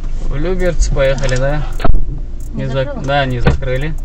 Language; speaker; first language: Russian; non-native, local second language; Kyrgyz